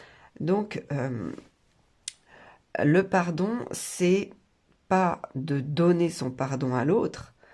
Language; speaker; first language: French; native; French